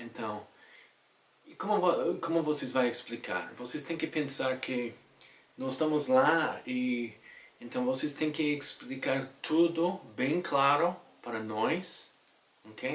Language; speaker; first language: Portuguese; non-native, fluent; English